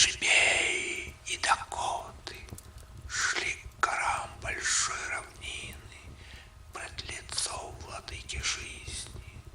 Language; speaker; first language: Russian; native; Russian